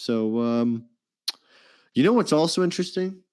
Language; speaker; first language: English; native; English